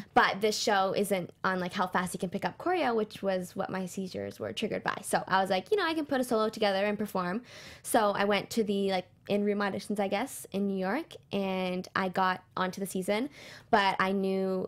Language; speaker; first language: English; native; English